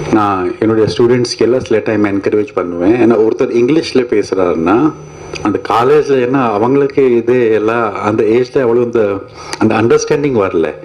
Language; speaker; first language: Tamil; non-native, fluent; Hindi